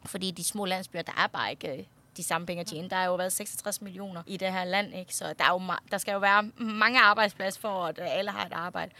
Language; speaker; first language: Danish; early bilingual, other home language; Thai